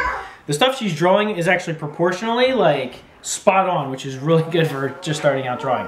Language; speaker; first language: English; native; English